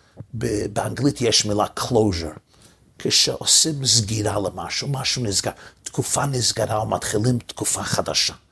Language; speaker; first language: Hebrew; early bilingual, heritage; English